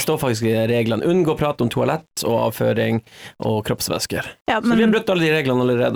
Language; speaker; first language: Norwegian; native; Norwegian